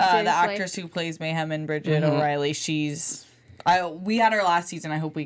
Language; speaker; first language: English; native; English